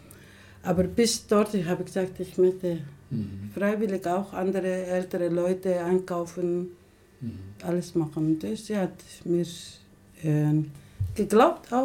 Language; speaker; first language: German; non-native, learner; Somali